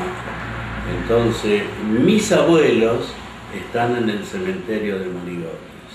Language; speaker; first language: Spanish; native; Spanish